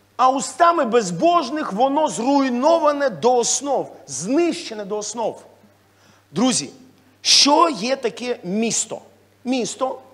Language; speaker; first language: Ukrainian; non-native, local second language; Russian